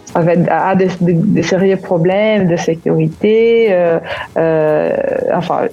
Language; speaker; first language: French; non-native, fluent; Portuguese